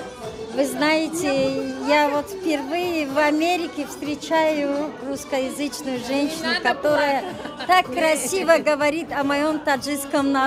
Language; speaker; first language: Russian; non-native, local second language; Tajik